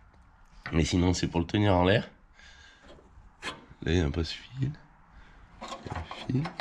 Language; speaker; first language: French; native; French